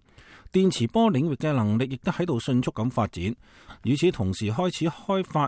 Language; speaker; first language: Chinese; native; Chinese